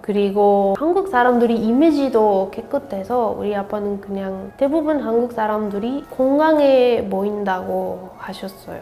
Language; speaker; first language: Korean; non-native, learner; Spanish